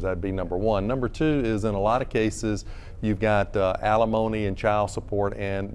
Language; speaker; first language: English; native; English